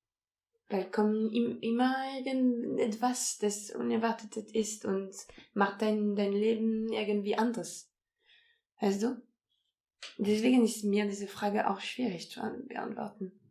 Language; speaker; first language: German; non-native, fluent; French